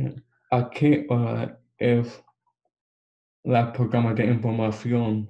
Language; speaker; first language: Spanish; non-native, learner; English